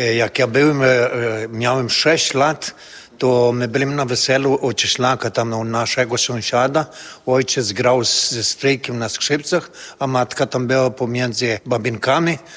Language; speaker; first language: Polish; early bilingual, heritage; Polish